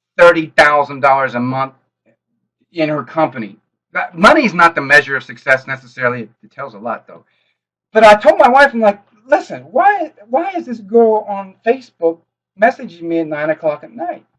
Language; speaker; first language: English; native; English